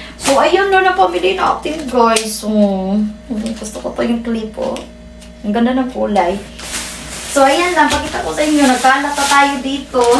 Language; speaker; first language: Filipino; non-native, local second language; Cebuano